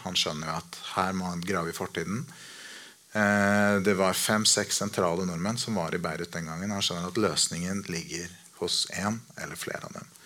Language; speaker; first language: Norwegian; native; Norwegian